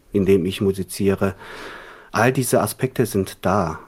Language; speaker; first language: German; early bilingual, other home language; Korean